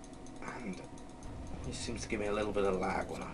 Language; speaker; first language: English; native; English